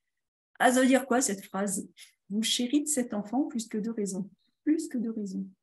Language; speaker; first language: French; native; French